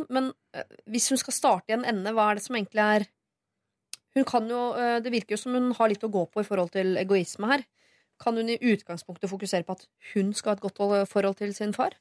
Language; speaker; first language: Norwegian; native; Norwegian